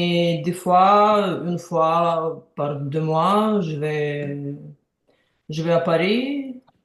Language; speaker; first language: French; non-native, learner; Ukrainian